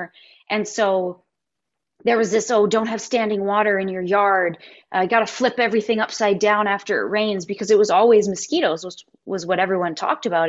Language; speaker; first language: English; native; English